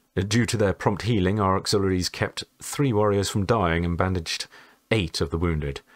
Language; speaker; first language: English; native; English